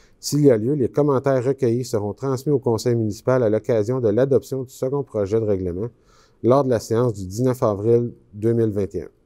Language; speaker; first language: French; native; French